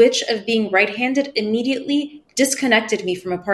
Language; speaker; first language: English; early bilingual, other home language; Persian